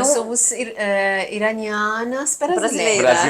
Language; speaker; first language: Portuguese; non-native, learner; Persian